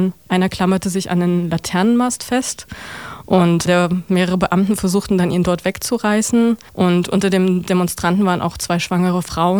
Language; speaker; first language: German; native; German